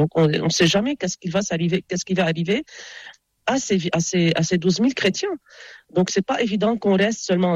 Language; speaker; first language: French; non-native, local second language; Arabic